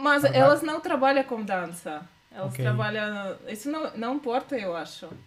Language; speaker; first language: Portuguese; non-native, learner; Russian